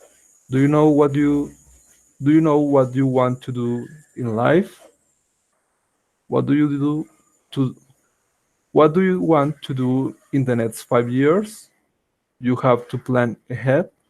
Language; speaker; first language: English; non-native, learner; Spanish